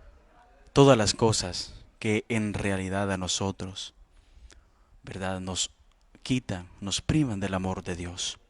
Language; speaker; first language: Spanish; native; Spanish